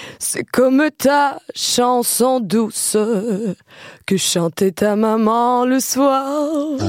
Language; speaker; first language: French; native; French